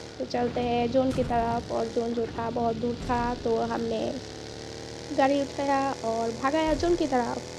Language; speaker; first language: Hindi; non-native, fluent; Bangla